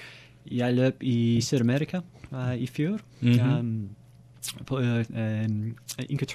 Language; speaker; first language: Norwegian; non-native, learner; English